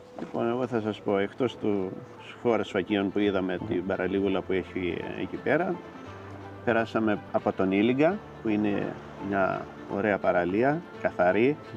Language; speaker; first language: Greek; native; Greek